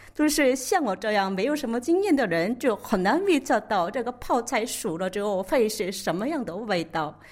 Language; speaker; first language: Chinese; non-native, fluent; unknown